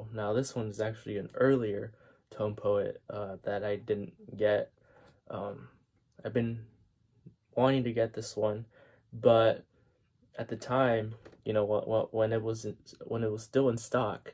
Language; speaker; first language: English; native; English